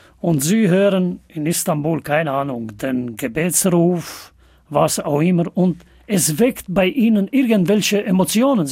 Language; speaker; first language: German; non-native, fluent; Albanian